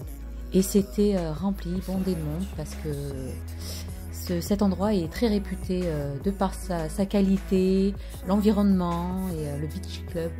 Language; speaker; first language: French; non-native, local second language; Arabic